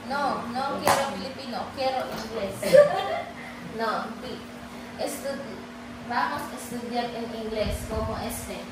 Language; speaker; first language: Spanish; non-native, learner; Filipino